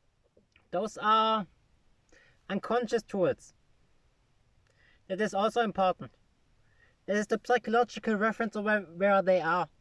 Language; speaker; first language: English; non-native, fluent; German